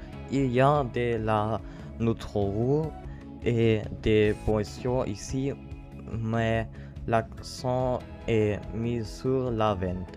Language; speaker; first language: French; non-native, learner; German